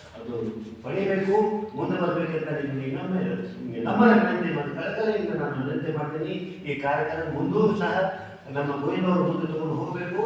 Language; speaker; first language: Kannada; non-native, local second language; Hindi